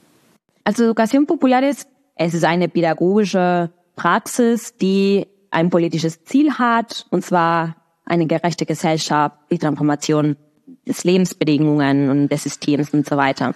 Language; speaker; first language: German; non-native, fluent; Spanish